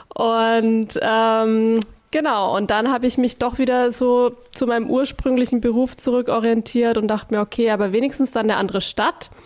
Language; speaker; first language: German; native; German